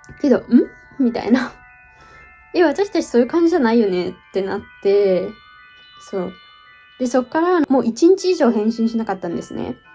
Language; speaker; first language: Japanese; native; Japanese